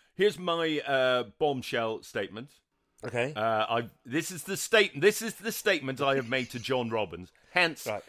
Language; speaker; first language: English; native; English